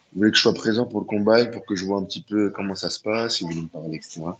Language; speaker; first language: French; native; French